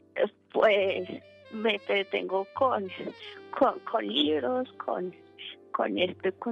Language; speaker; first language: Spanish; native; Spanish